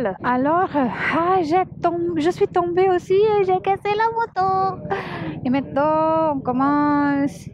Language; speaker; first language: French; non-native, learner; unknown